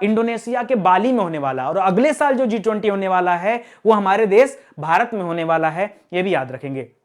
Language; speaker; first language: Hindi; native; Hindi